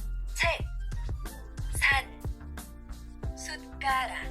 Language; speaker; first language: Korean; non-native, fluent; Spanish